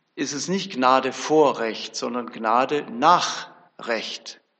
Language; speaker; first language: German; native; German